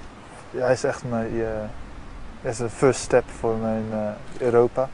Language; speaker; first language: Dutch; early bilingual, heritage; Dutch